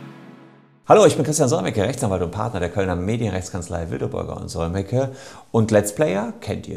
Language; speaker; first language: German; native; German